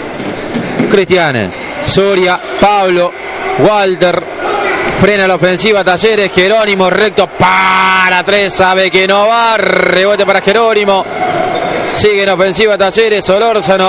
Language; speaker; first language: Spanish; native; Spanish